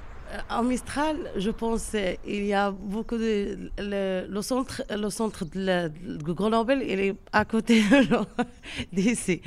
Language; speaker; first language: French; non-native, learner; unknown